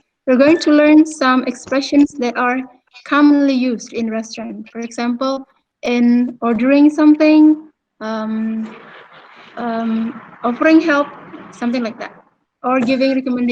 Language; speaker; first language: English; non-native, fluent; Indonesian